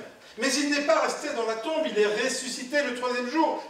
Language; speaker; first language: French; native; French